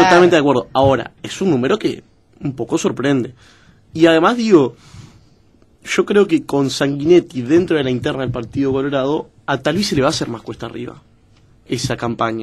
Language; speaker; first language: Spanish; native; Spanish